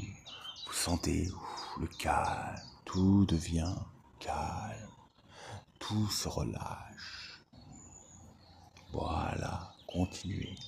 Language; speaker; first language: French; native; French